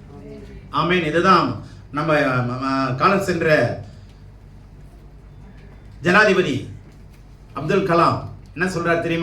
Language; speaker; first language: Tamil; native; Tamil